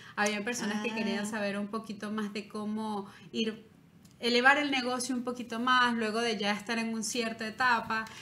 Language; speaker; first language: Spanish; native; Spanish